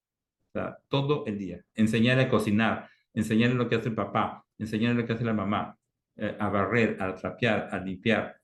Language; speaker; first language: Spanish; native; Spanish